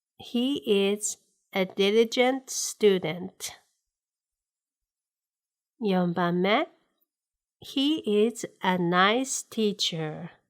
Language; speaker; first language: English; non-native, fluent; Japanese